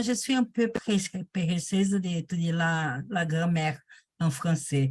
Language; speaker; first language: French; non-native, learner; Portuguese